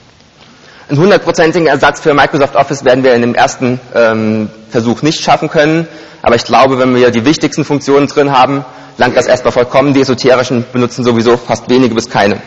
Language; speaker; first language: German; native; German